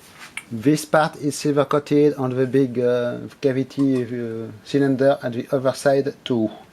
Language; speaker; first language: English; non-native, fluent; French